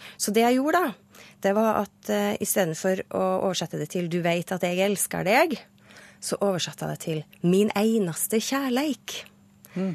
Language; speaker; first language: Norwegian; native; Norwegian